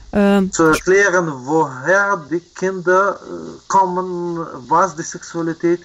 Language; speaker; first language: German; non-native, fluent; Ukrainian